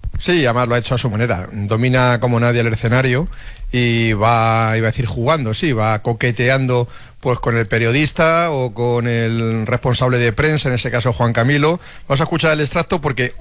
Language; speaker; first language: Spanish; native; Spanish